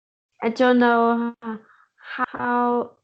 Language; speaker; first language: English; non-native, learner; Vietnamese